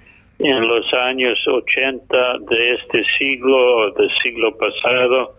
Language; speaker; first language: Spanish; non-native, fluent; English